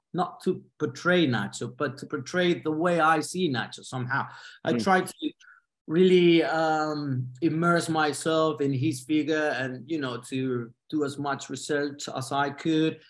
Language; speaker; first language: English; non-native, fluent; Spanish